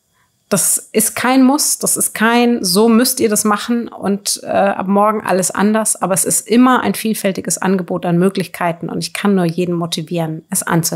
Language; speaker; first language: German; native; German